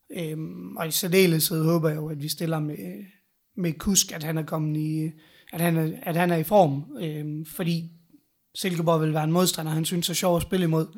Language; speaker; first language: Danish; native; Danish